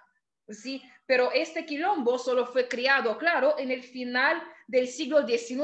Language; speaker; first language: Spanish; non-native, fluent; Portuguese